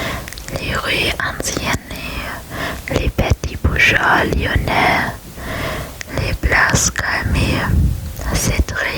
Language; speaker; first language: French; non-native, learner; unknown